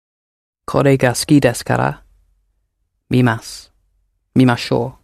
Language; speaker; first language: Japanese; non-native, learner; English